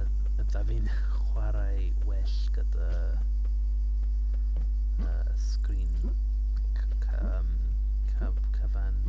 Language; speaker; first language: Welsh; non-native, learner; English